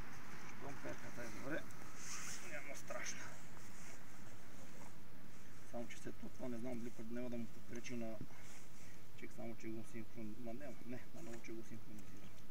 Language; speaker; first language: Bulgarian; native; Bulgarian